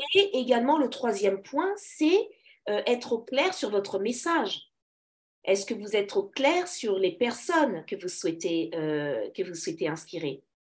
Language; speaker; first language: French; native; French